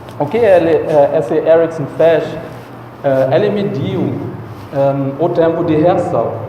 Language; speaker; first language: Portuguese; non-native, fluent; German